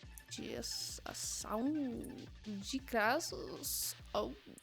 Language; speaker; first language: Portuguese; non-native, learner; English